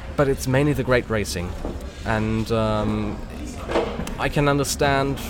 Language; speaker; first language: English; non-native, fluent; German